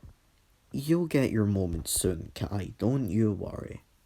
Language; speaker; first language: English; native; English